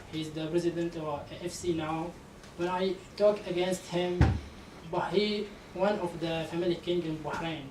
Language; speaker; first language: English; non-native, learner; Arabic